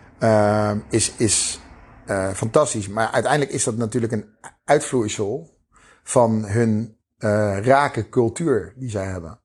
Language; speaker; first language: Dutch; native; Dutch